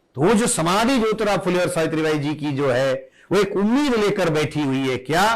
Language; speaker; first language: Hindi; non-native, local second language; Marathi